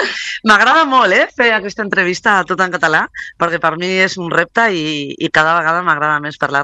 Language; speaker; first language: Catalan; non-native, local second language; Spanish